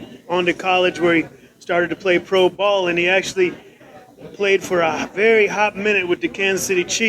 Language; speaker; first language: English; native; English